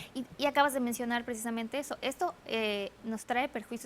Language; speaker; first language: Spanish; native; Spanish